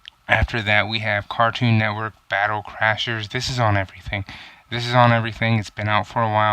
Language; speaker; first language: English; native; English